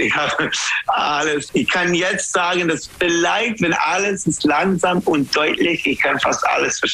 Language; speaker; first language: German; non-native, learner; English